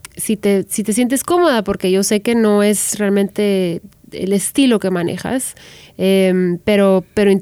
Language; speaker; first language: Spanish; native; Spanish